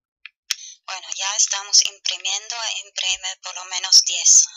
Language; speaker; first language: Spanish; non-native, fluent; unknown